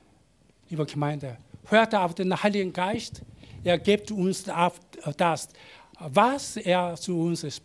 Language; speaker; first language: German; non-native, learner; Korean